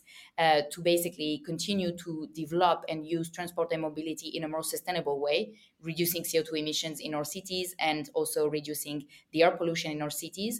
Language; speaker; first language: English; non-native, fluent; French